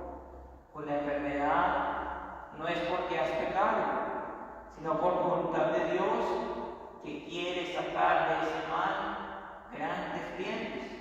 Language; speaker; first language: Spanish; native; Spanish